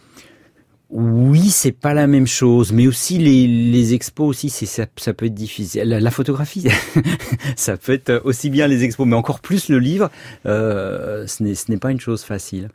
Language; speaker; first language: French; native; French